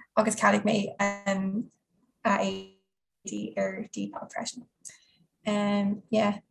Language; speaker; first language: Irish; non-native, local second language; English